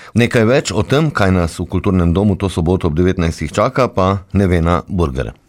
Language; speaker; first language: Slovenian; native; Slovenian